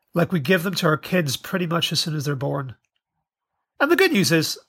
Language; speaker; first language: English; native; English